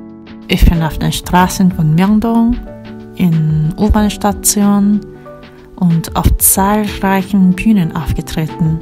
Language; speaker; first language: German; non-native, fluent; Korean